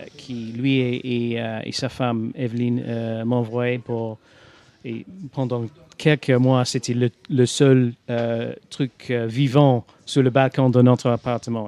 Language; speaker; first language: French; non-native, fluent; English